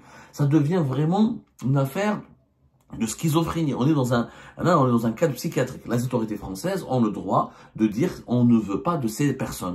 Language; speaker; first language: French; non-native, local second language; Arabic